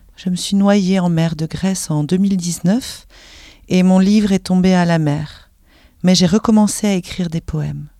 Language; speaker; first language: French; native; French